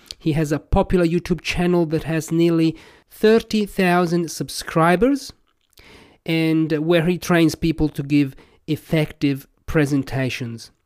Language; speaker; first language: English; non-native, fluent; Italian